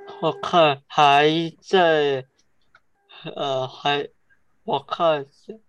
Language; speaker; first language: Chinese; early bilingual, heritage; Chinese